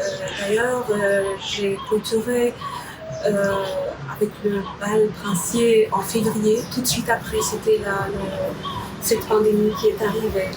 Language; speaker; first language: French; non-native, fluent; Romanian